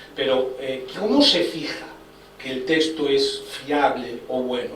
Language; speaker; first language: Spanish; non-native, local second language; Galician